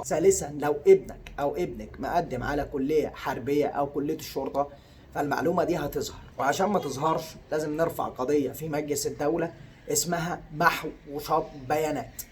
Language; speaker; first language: Arabic; native; Arabic